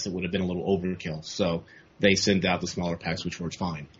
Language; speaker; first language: English; native; English